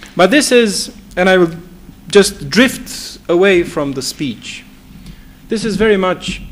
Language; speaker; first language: English; non-native, fluent; Romanian